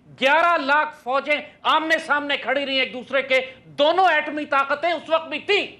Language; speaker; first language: Urdu; native; Urdu